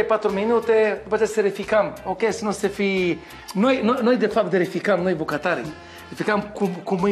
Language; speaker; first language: Romanian; non-native, learner; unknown